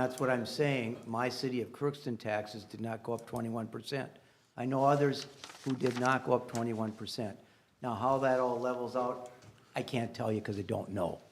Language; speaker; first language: English; native; English